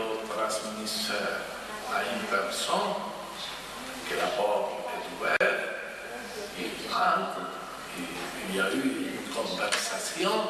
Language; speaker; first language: French; non-native, fluent; Spanish